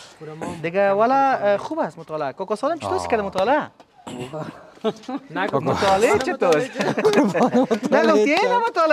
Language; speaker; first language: Persian; native; Persian